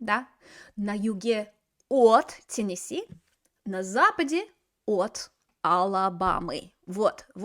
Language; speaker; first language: Russian; non-native, fluent; English